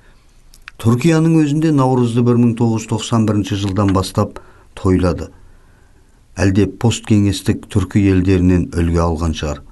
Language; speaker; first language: Kazakh; native; Kazakh